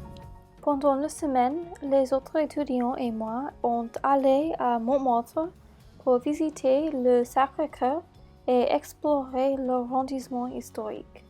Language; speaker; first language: French; non-native, learner; English